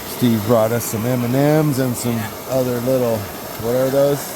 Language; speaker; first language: English; native; English